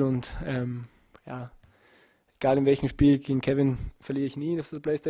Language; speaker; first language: German; native; German